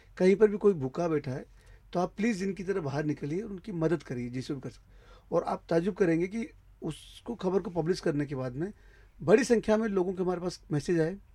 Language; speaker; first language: Hindi; native; Hindi